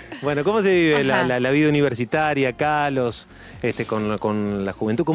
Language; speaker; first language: Spanish; native; Spanish